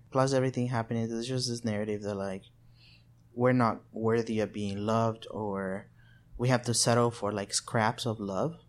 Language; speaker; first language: English; non-native, fluent; Spanish